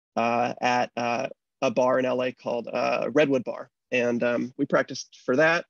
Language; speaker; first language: English; native; English